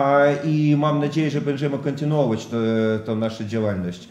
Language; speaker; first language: Polish; non-native, fluent; Russian